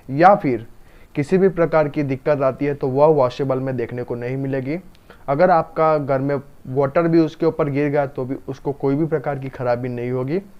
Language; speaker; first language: Hindi; non-native, local second language; Gujarati